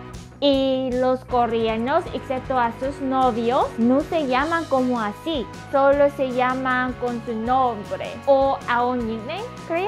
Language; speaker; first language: Spanish; non-native, learner; Korean